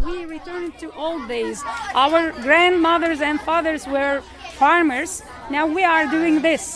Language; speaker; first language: English; non-native, learner; Turkish